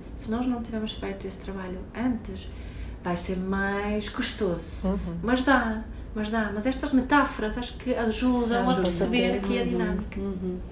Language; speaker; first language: Portuguese; non-native, fluent; Swedish